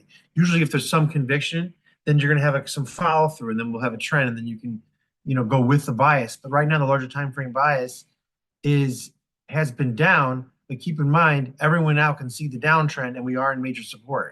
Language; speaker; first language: English; native; English